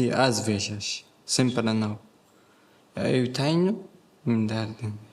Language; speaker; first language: Portuguese; non-native, learner; Persian